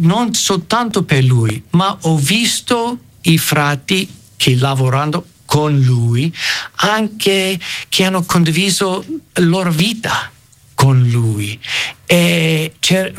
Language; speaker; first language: Italian; non-native, fluent; English